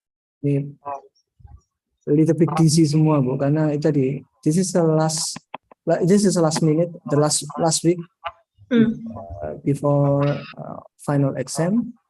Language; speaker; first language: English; non-native, learner; Indonesian